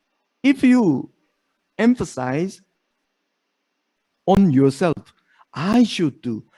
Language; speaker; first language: English; non-native, fluent; Korean